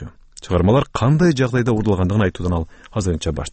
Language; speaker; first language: Kyrgyz; native; Kyrgyz